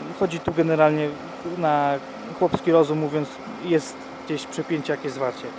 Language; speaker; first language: Polish; native; Polish